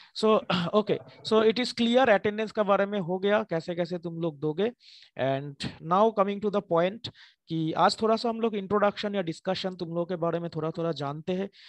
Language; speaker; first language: Hindi; non-native, local second language; Bangla